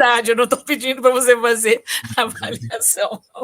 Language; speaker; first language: Portuguese; native; Portuguese